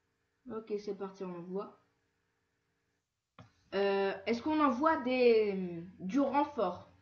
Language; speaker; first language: French; native; French